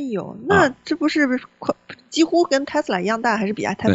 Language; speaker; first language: Chinese; native; Chinese